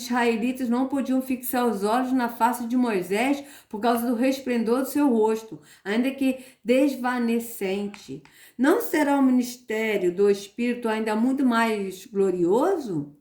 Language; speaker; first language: Portuguese; native; Portuguese